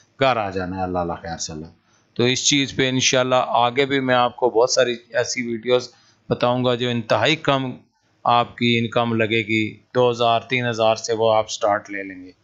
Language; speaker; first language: Urdu; non-native, local second language; Punjabi